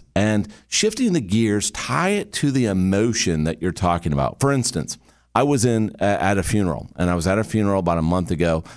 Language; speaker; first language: English; native; English